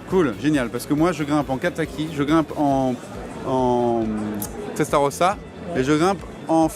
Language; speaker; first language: French; native; French